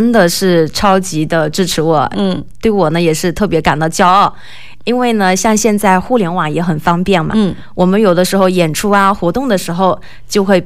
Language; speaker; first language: Chinese; non-native, local second language; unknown